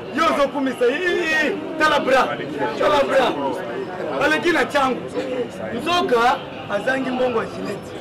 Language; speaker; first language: Lingala; native; Lingala